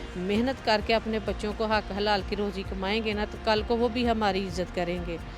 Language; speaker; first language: Urdu; non-native, local second language; Punjabi